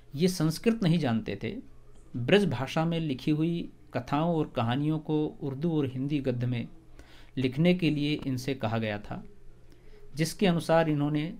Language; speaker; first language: Hindi; native; Hindi